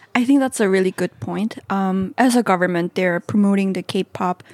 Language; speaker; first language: English; non-native, fluent; Korean